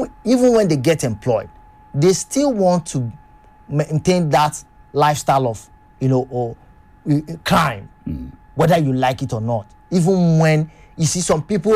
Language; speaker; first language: English; non-native, local second language; Yoruba